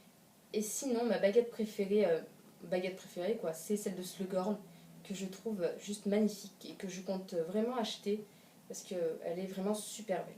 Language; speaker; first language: French; native; French